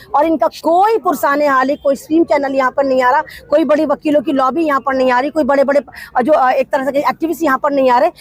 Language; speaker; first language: Hindi; native; Hindi